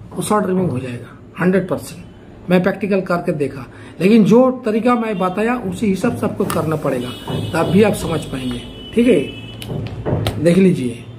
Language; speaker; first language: Hindi; native; Hindi